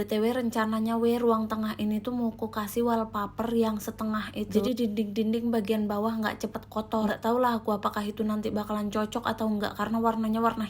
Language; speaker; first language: Indonesian; native; Indonesian